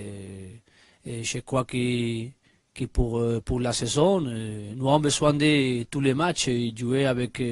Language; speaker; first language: French; non-native, learner; Spanish